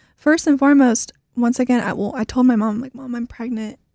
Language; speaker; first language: English; native; English